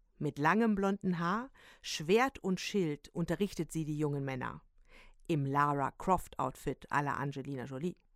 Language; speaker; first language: German; native; German